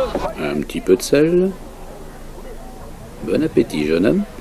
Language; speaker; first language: French; native; French